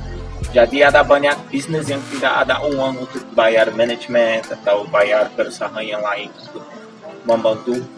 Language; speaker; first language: Indonesian; non-native, fluent; Portuguese